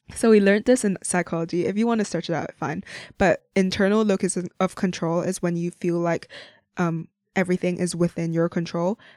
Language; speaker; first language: English; non-native, local second language; Cantonese